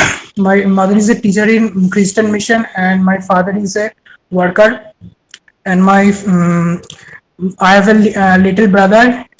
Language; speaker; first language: English; non-native, learner; Bangla